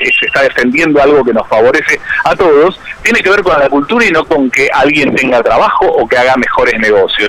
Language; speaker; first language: Spanish; native; Spanish